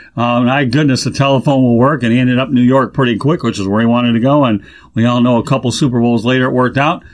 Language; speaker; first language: English; native; English